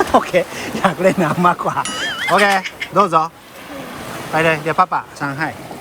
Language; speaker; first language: Thai; native; Thai